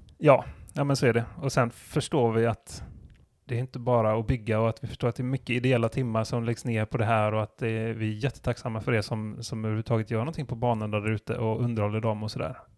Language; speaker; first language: Swedish; native; Swedish